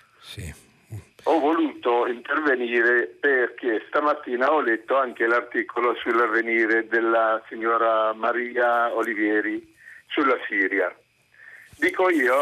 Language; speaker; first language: Italian; non-native, fluent; Arabic